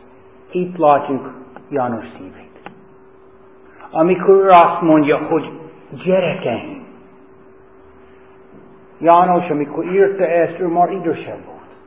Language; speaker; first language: Hungarian; non-native, fluent; English